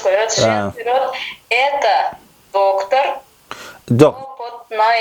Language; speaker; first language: Russian; non-native, learner; Kyrgyz